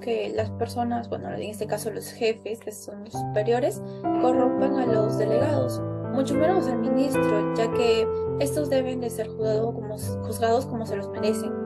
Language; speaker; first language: Spanish; native; Spanish